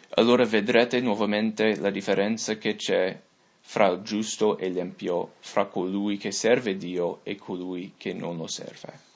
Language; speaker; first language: Italian; non-native, fluent; English